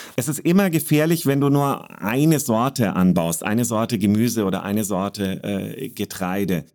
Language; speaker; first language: German; native; German